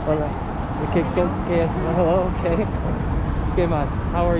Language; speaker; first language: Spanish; non-native, fluent; English